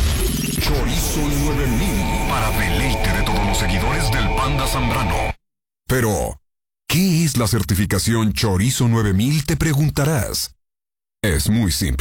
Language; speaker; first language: Spanish; native; Spanish